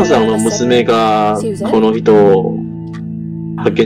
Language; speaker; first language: Japanese; non-native, learner; Chinese